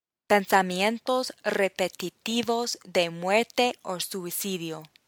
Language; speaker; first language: Spanish; non-native, fluent; English